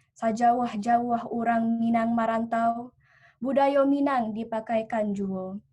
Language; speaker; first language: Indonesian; early bilingual, heritage; Indonesian